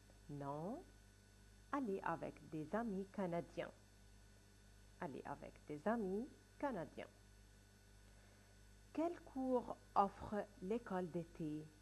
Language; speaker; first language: French; non-native, fluent; Arabic